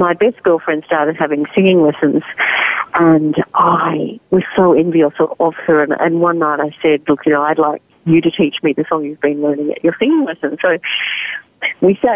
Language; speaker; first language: English; native; English